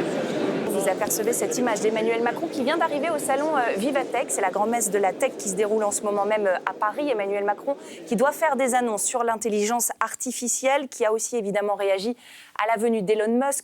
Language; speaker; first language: French; native; French